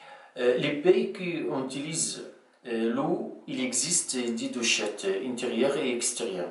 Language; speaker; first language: French; non-native, fluent; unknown